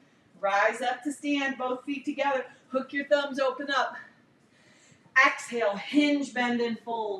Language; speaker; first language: English; native; English